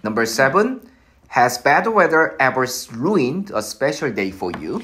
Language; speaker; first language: English; non-native, fluent; Korean